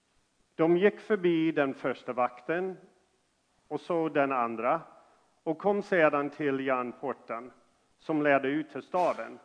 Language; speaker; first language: Swedish; non-native, fluent; English